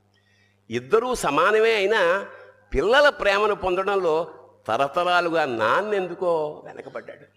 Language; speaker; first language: Telugu; native; Telugu